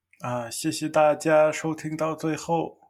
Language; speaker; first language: Chinese; non-native, fluent; English